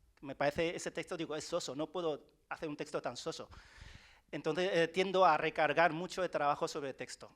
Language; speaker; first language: Spanish; early bilingual, other home language; Chinese